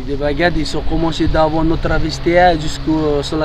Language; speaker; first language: French; non-native, learner; Fijian